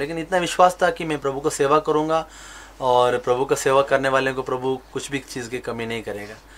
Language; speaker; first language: Hindi; non-native, local second language; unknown